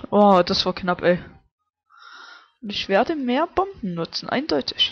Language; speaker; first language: German; native; German